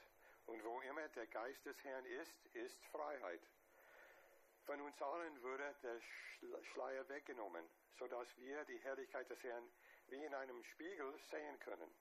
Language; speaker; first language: German; non-native, fluent; English